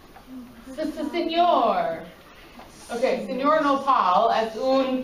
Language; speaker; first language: Spanish; non-native, fluent; English